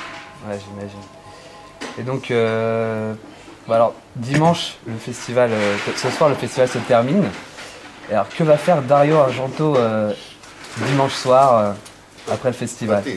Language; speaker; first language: French; native; French